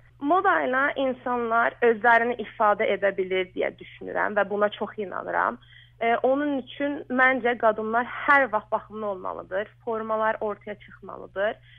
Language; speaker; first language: Azerbaijani; early bilingual, heritage; Azerbaijani